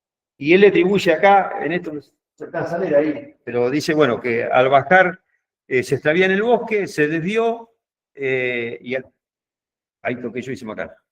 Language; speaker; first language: Spanish; native; Spanish